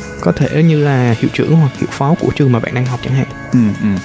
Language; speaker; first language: Vietnamese; native; Vietnamese